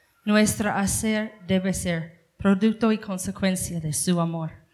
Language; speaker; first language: Spanish; non-native, fluent; English